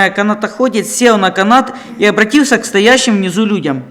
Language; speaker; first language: Russian; non-native, local second language; Ukrainian